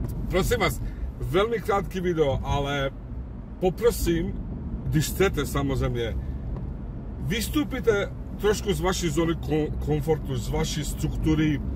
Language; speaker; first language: Czech; non-native, fluent; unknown